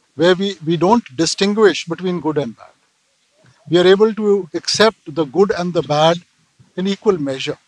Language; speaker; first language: English; non-native, local second language; Punjabi